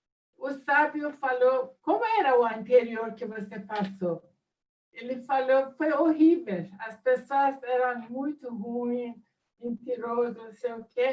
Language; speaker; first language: Portuguese; non-native, fluent; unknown